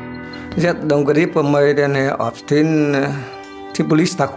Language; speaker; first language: Swedish; non-native, learner; Vietnamese